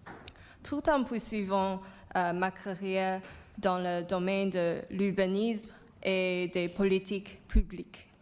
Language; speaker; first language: French; non-native, fluent; Chinese